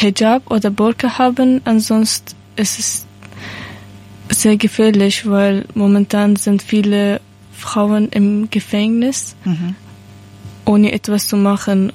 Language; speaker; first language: German; non-native, learner; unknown